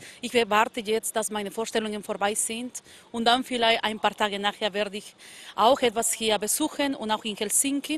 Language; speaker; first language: German; non-native, fluent; Spanish